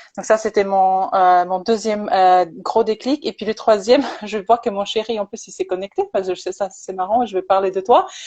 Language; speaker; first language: French; non-native, fluent; Polish